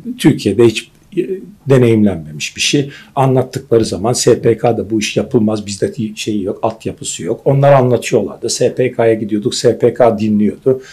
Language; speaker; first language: Turkish; native; Turkish